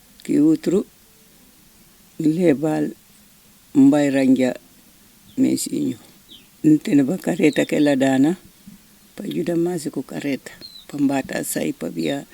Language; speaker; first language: Portuguese; non-native, learner; Upper Guinea Crioulo